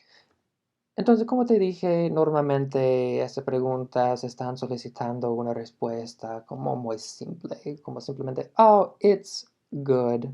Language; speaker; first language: Spanish; non-native, fluent; English